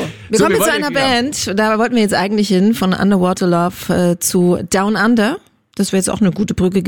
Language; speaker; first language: German; native; German